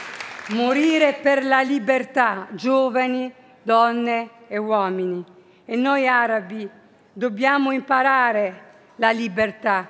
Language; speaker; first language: Italian; non-native, fluent; Arabic